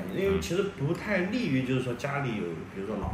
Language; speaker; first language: Chinese; native; Chinese